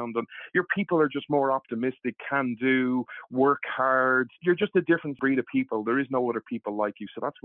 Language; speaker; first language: English; native; English